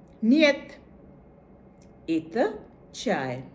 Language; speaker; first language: Russian; non-native, fluent; Bangla